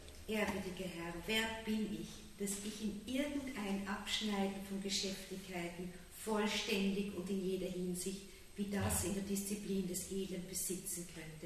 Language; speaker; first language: German; native; German